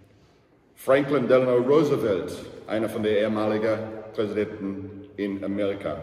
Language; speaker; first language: German; non-native, learner; English